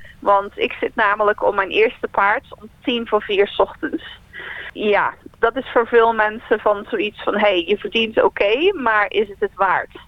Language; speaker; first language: Dutch; native; Dutch